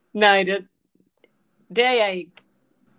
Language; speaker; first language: Danish; non-native, learner; Spanish